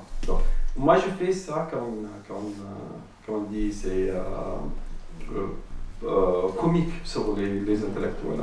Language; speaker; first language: French; non-native, learner; Arabic